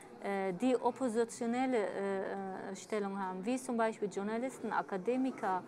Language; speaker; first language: German; early bilingual, other home language; Kurdish